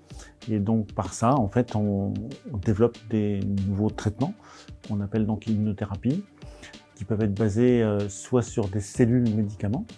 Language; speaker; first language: French; native; French